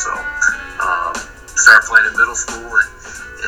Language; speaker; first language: English; native; English